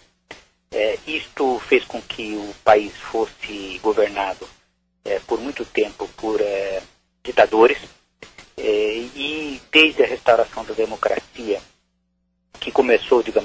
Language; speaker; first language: Portuguese; native; Portuguese